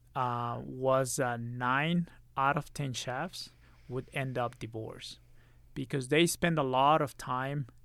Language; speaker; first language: English; early bilingual, other home language; Spanish